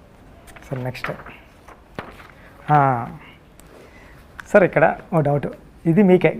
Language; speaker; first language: Telugu; native; Telugu